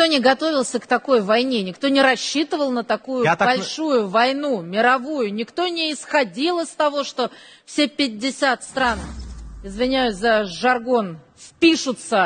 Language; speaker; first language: Russian; native; Russian